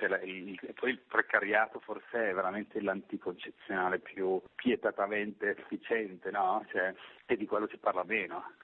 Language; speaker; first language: Italian; native; Italian